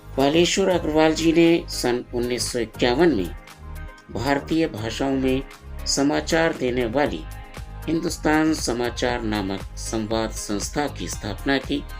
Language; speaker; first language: Hindi; native; Hindi